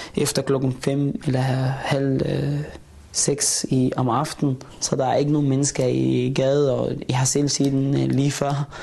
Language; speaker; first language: Danish; non-native, fluent; Arabic